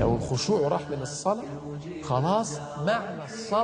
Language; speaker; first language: Arabic; native; Arabic